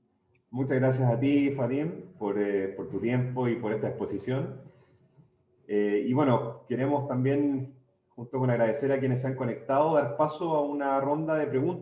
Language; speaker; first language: Spanish; native; Spanish